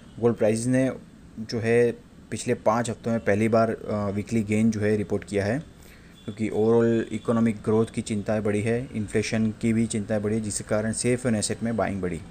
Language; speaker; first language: Hindi; non-native, local second language; Gujarati